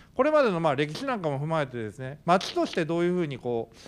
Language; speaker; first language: Japanese; native; Japanese